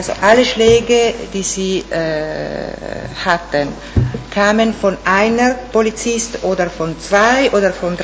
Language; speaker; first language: German; non-native, fluent; Italian